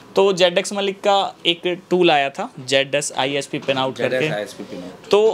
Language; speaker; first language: Hindi; native; Hindi